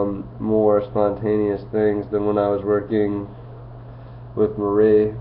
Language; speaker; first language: English; native; English